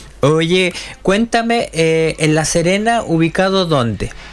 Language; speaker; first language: Spanish; native; Spanish